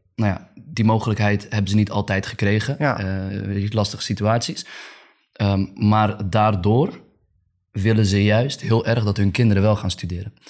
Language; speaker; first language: Dutch; early bilingual, other home language; Arabic